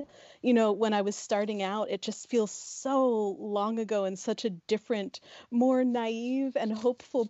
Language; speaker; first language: English; native; English